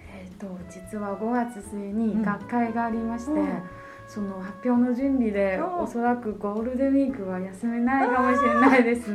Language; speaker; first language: Japanese; non-native, fluent; Chinese